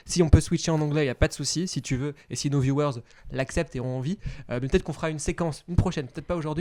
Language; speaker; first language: French; native; French